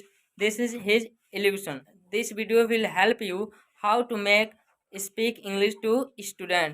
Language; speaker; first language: English; non-native, learner; Hindi